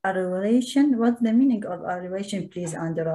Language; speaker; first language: English; non-native, learner; Arabic